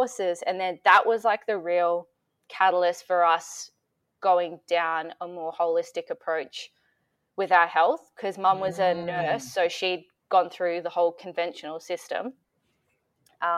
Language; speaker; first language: English; native; English